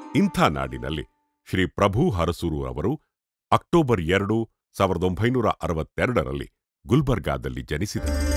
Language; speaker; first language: Kannada; native; Kannada